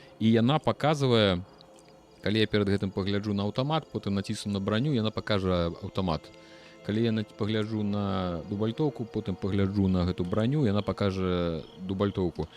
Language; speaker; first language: Belarusian; non-native, local second language; Russian